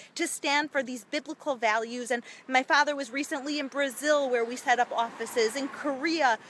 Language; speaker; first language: English; native; English